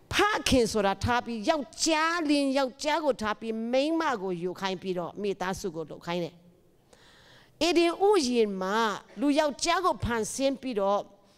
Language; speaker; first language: Burmese; non-native, local second language; Tedim Chin